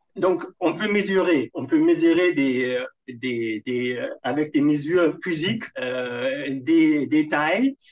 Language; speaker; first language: French; non-native, fluent; German